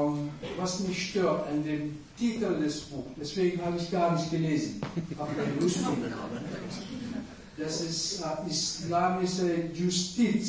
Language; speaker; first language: German; non-native, fluent; Indonesian